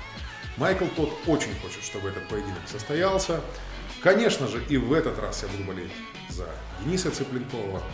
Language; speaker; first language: Russian; native; Russian